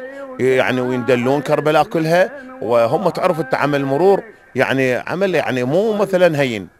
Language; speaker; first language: Arabic; native; Arabic